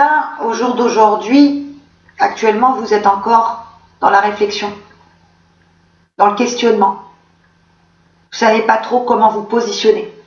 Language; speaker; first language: French; native; French